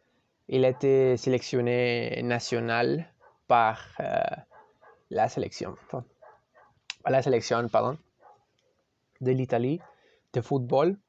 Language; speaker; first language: French; non-native, learner; Spanish